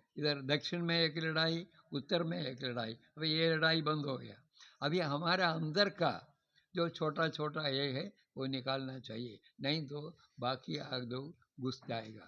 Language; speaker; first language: Hindi; non-native, local second language; Malayalam